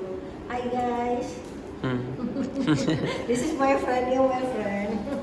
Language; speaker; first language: English; non-native, learner; Indonesian